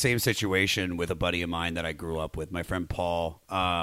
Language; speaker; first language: English; native; English